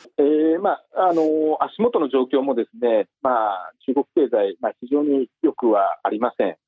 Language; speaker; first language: Japanese; native; Japanese